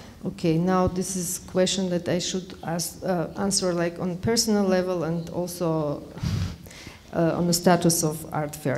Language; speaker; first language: English; non-native, fluent; Armenian